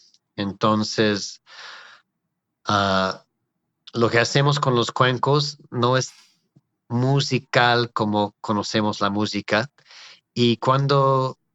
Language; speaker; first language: Spanish; non-native, fluent; English